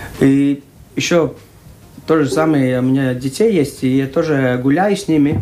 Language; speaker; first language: Russian; non-native, local second language; Latvian